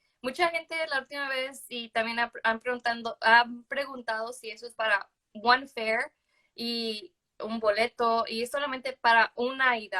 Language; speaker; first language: Spanish; early bilingual, other home language; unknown